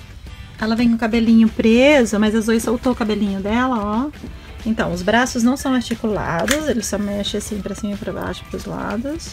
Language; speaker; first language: Portuguese; native; Portuguese